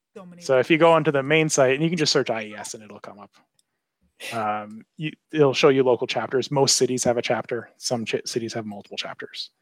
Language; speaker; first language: English; native; English